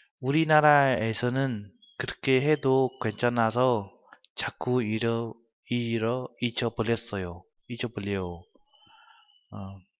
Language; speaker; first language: Korean; non-native, learner; Vietnamese